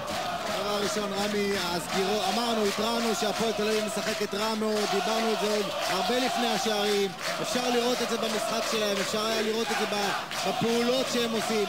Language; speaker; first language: Hebrew; native; Hebrew